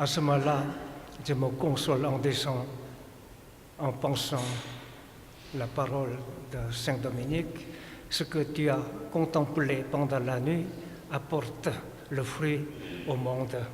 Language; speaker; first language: French; non-native, fluent; Korean